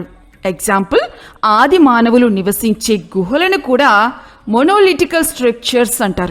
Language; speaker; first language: Telugu; native; Telugu